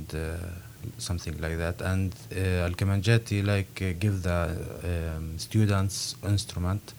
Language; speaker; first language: English; non-native, learner; Arabic